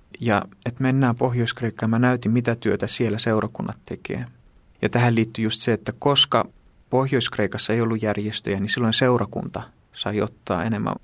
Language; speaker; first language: Finnish; early bilingual, heritage; Greek